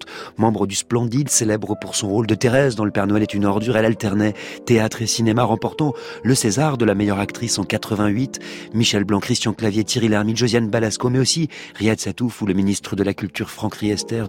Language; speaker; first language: French; native; French